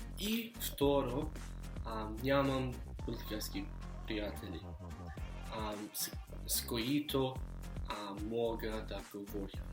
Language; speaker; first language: Bulgarian; non-native, learner; English